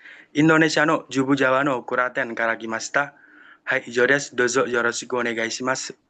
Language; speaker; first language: Japanese; non-native, learner; Indonesian